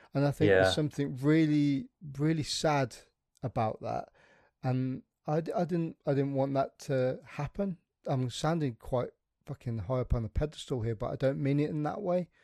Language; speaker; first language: English; native; English